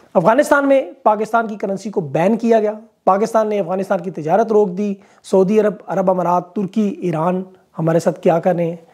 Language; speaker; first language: Urdu; native; Urdu